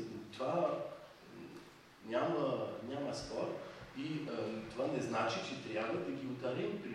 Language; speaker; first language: Bulgarian; non-native, fluent; French